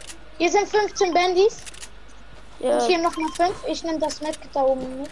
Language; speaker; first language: German; early bilingual, other home language; Macedonian